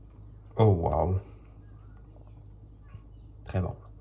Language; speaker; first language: French; native; French